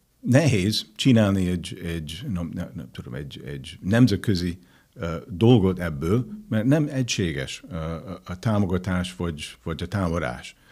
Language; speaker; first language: Hungarian; non-native, fluent; English